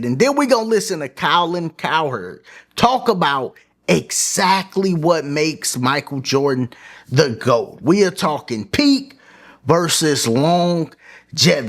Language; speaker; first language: English; native; English